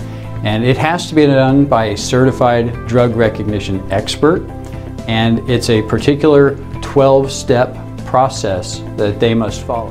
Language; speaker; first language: English; native; English